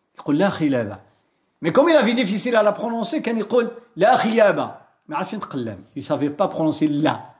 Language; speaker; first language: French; non-native, local second language; Arabic